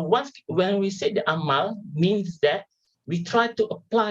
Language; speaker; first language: English; non-native, local second language; Malay